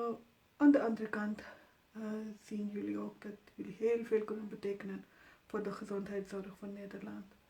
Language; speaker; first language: Dutch; non-native, fluent; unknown